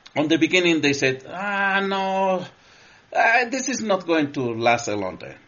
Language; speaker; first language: English; non-native, learner; Spanish